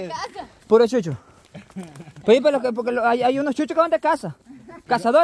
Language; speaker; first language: Spanish; native; Spanish